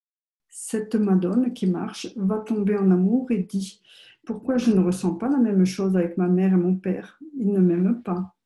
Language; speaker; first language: French; native; French